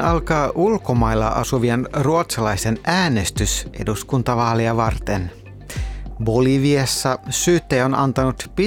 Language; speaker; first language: Finnish; early bilingual, heritage; Finnish